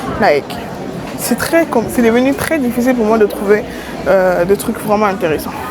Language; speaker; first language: French; non-native, local second language; Lingala